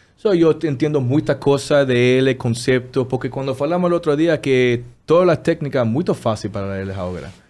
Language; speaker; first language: Spanish; non-native, learner; Portuguese